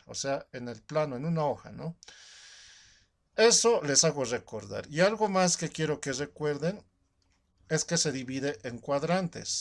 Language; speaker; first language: Spanish; native; Spanish